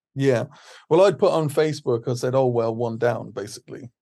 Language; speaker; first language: English; native; English